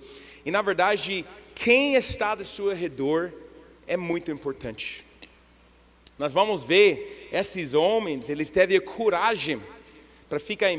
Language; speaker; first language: Portuguese; non-native, learner; English